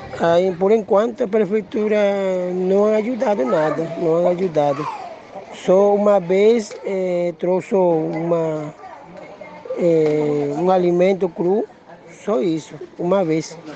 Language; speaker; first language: Portuguese; non-native, learner; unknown